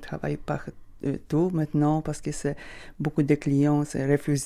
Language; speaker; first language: French; non-native, learner; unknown